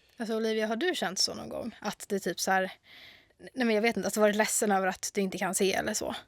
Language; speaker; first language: Swedish; native; Swedish